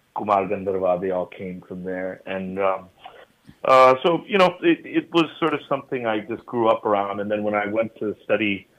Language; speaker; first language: English; native; English